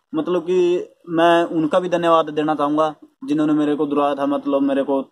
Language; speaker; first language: Hindi; native; Hindi